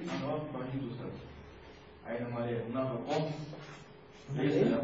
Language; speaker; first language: Arabic; non-native, learner; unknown